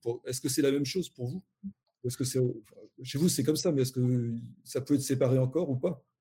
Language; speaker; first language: French; native; French